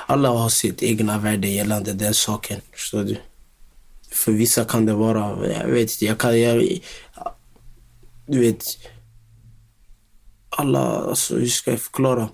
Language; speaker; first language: Swedish; non-native, local second language; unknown